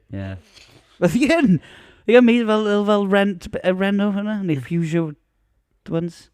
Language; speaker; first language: Welsh; native; Welsh